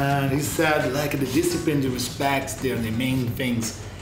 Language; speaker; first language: English; non-native, fluent; Portuguese